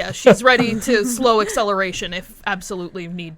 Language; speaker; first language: English; native; English